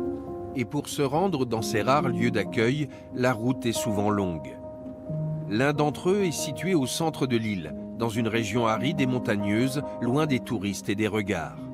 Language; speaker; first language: French; native; French